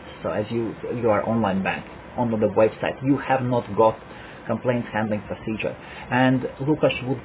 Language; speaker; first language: English; non-native, fluent; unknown